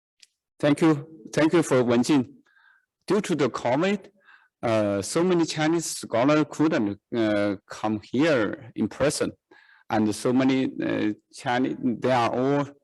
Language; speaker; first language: English; non-native, learner; Chinese